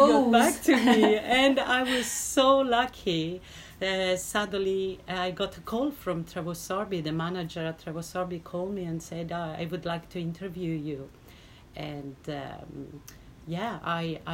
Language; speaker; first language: English; non-native, fluent; Italian